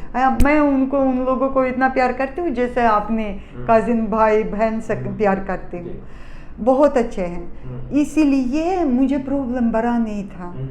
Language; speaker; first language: Hindi; non-native, fluent; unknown